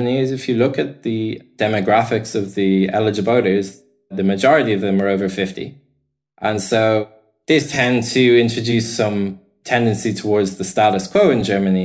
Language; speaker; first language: English; native; English